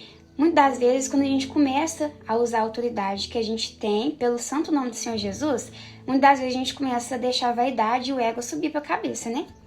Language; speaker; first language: Portuguese; native; Portuguese